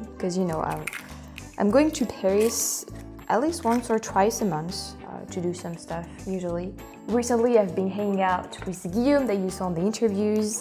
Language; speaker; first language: English; non-native, fluent; French